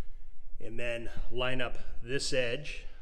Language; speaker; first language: English; native; English